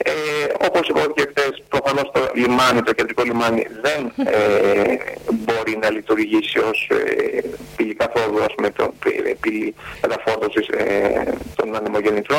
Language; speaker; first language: Greek; native; Greek